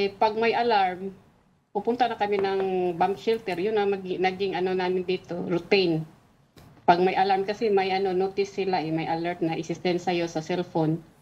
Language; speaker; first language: Filipino; non-native, local second language; Cebuano